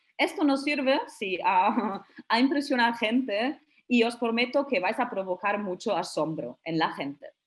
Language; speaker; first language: Spanish; non-native, fluent; German